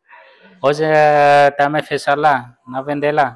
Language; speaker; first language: Portuguese; non-native, learner; Vietnamese